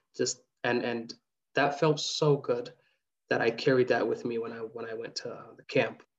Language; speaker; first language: English; early bilingual, other home language; Somali